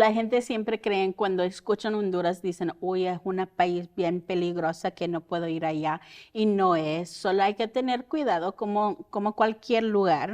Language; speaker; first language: Spanish; early bilingual, heritage; Spanish